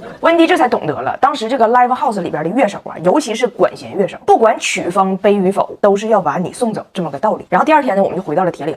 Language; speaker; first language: Chinese; native; Chinese